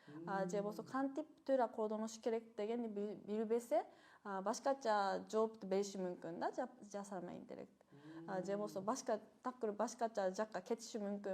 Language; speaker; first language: Kyrgyz; non-native, fluent; Japanese